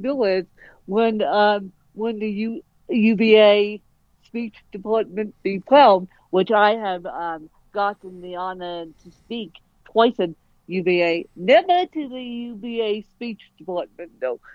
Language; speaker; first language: English; native; English